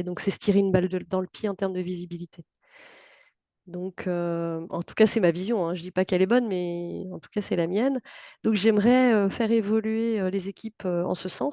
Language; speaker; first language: French; native; French